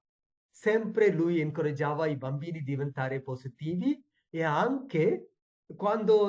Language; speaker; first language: Italian; non-native, fluent; Tamil